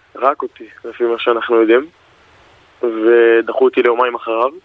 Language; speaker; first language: Hebrew; native; Hebrew